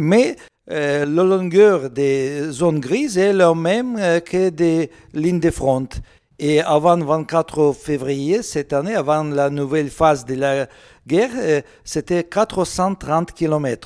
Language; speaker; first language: French; non-native, learner; Russian